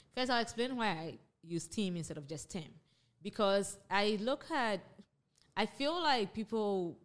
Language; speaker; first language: English; non-native, local second language; Akan